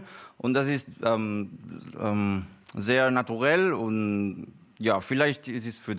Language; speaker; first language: German; non-native, learner; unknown